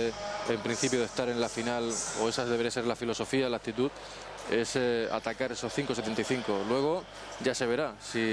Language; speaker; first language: Spanish; native; Spanish